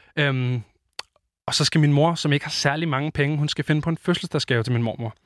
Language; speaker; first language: Danish; native; Danish